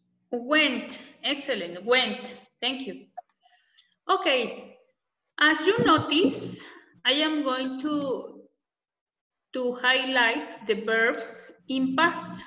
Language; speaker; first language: English; non-native, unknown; Spanish